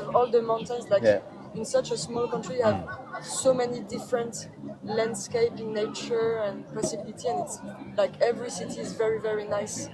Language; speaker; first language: English; non-native, fluent; French